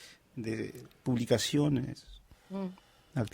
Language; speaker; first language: French; non-native, fluent; Spanish